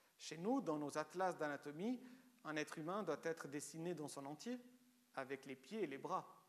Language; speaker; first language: French; early bilingual, other home language; Romanian